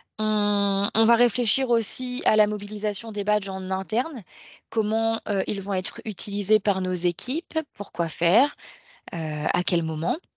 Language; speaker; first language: French; native; French